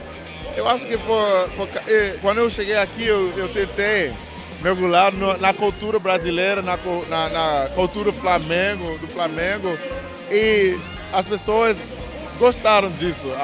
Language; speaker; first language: Portuguese; non-native, fluent; English